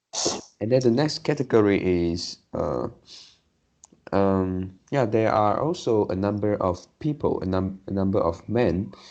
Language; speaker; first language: English; non-native, learner; Chinese